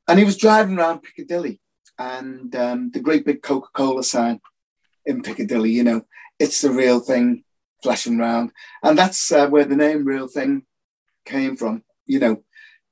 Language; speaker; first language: English; native; English